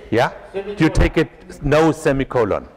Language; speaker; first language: English; non-native, fluent; German